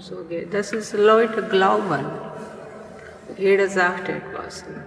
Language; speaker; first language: German; non-native, learner; Telugu